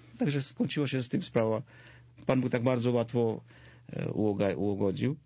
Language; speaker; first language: Polish; non-native, fluent; Georgian